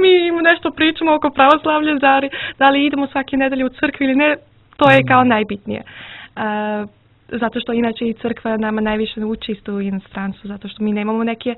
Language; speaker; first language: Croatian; early bilingual, heritage; Serbian